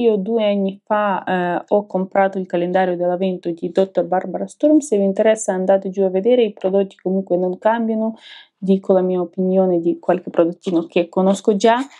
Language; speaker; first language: Italian; non-native, fluent; Ukrainian